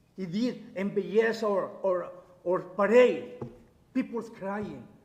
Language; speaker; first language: English; non-native, learner; Spanish